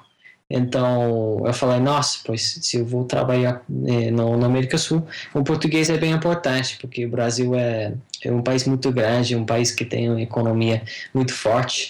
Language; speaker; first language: Portuguese; non-native, fluent; English